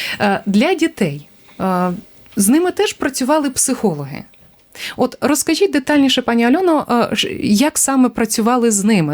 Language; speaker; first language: Ukrainian; native; Ukrainian